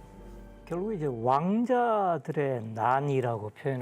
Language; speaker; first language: Korean; native; Korean